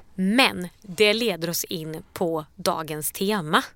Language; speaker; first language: Swedish; native; Swedish